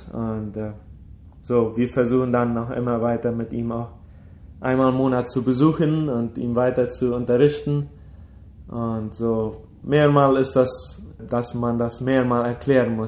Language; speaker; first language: German; early bilingual, heritage; German